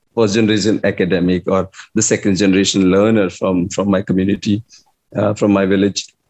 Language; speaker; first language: English; non-native, local second language; Hindi